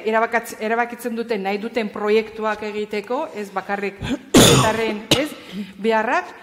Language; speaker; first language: Basque; non-native, fluent; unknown